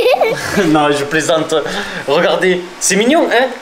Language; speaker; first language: French; native; French